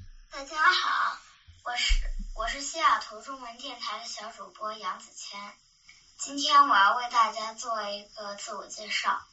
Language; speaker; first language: Chinese; early bilingual, other home language; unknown